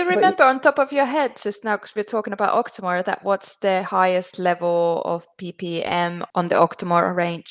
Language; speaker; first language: English; non-native, fluent; Finnish